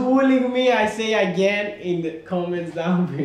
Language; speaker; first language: English; non-native, learner; Greek